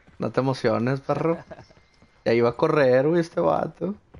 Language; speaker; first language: Spanish; early bilingual, heritage; Spanish